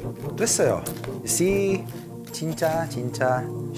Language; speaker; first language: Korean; non-native, learner; Italian